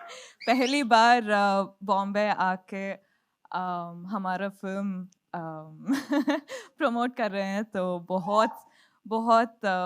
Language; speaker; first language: Hindi; non-native, local second language; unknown